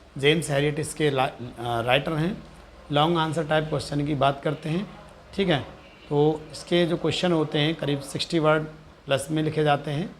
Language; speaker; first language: Hindi; native; Hindi